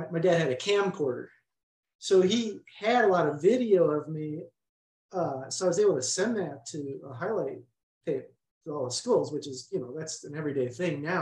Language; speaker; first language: English; native; English